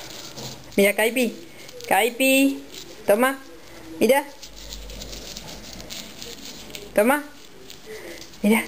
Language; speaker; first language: Spanish; native; Spanish